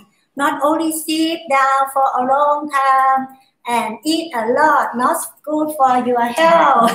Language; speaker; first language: English; non-native, learner; Thai